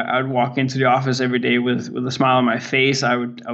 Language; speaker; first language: English; non-native, fluent; Danish